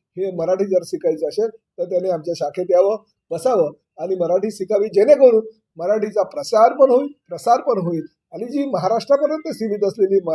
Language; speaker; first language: Marathi; native; Marathi